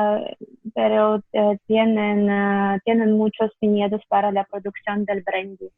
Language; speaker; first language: Spanish; non-native, fluent; Russian